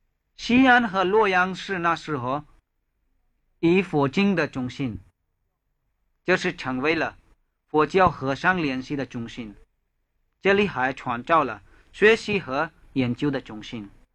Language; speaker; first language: Chinese; non-native, fluent; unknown